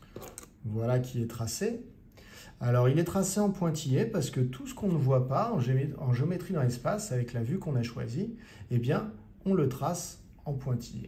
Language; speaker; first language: French; native; French